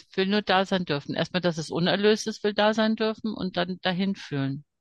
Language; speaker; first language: German; native; German